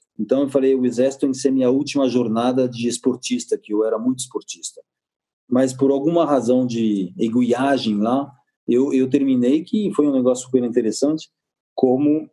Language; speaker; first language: Portuguese; non-native, fluent; French